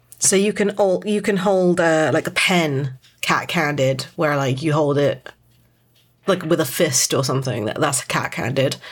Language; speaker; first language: English; native; English